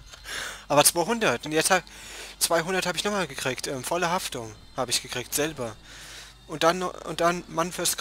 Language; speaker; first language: German; native; German